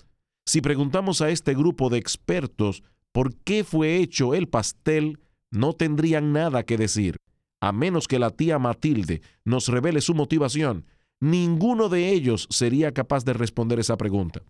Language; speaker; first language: Spanish; native; Spanish